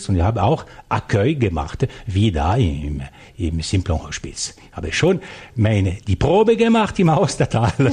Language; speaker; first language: German; non-native, local second language; French